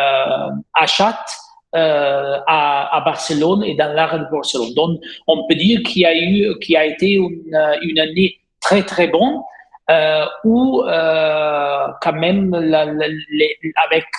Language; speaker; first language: French; non-native, fluent; Italian